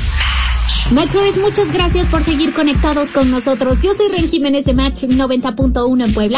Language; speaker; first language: Spanish; native; Spanish